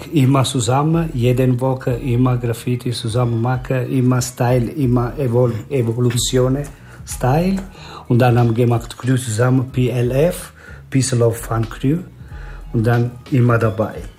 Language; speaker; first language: German; non-native, learner; Italian